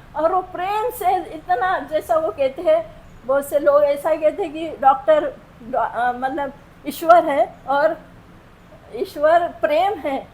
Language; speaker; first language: Hindi; non-native, local second language; Marathi